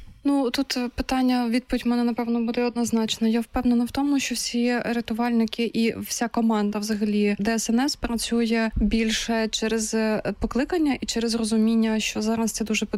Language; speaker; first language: Ukrainian; native; Ukrainian